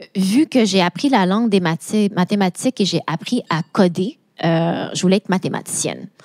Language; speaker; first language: French; native; French